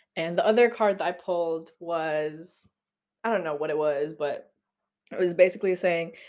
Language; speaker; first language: English; non-native, local second language; Filipino